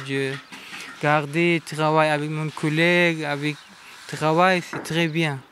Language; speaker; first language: French; non-native, learner; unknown